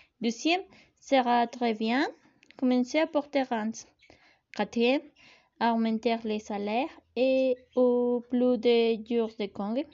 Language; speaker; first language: French; non-native, learner; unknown